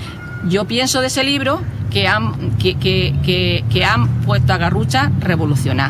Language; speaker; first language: Spanish; native; Spanish